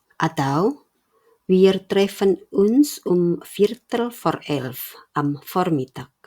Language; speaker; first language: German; non-native, fluent; Indonesian